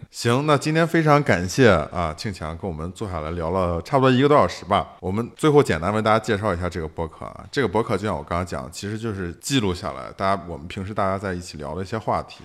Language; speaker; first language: Chinese; native; Chinese